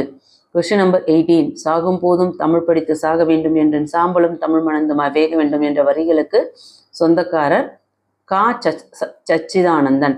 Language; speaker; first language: Tamil; native; Tamil